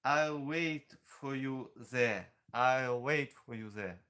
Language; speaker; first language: English; non-native, learner; Ukrainian